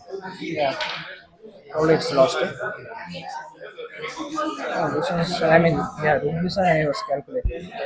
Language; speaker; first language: English; non-native, fluent; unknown